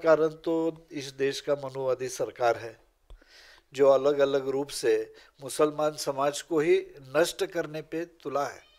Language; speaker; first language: Urdu; non-native, local second language; Marathi